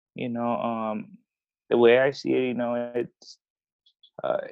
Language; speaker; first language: English; early bilingual, other home language; Spanish